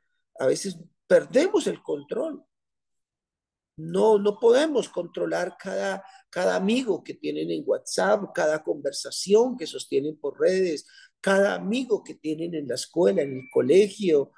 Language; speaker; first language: Spanish; native; Spanish